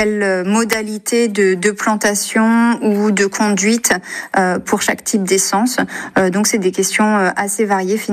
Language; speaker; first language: French; native; French